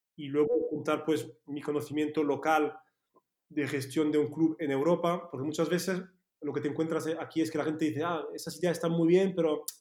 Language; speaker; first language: Spanish; non-native, fluent; French